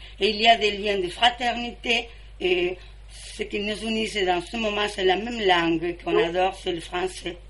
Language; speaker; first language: French; non-native, fluent; Spanish